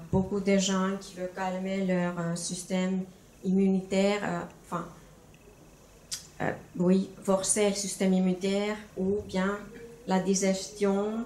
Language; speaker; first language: French; non-native, fluent; Finnish